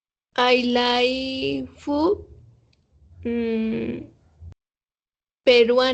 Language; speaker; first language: English; non-native, learner; Spanish